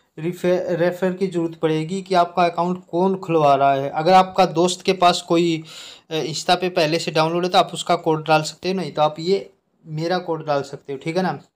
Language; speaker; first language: Hindi; native; Hindi